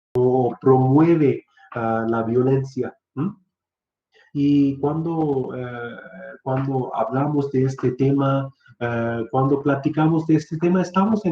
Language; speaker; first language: Spanish; non-native, fluent; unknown